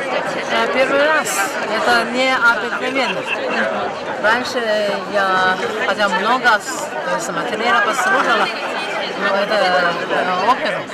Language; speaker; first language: Russian; non-native, learner; Chinese